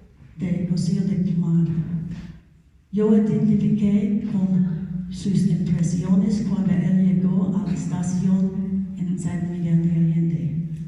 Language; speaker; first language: Spanish; non-native, learner; English